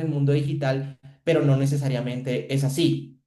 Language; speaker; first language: Spanish; native; Spanish